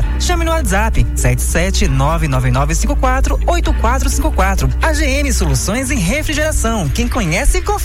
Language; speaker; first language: Portuguese; native; Portuguese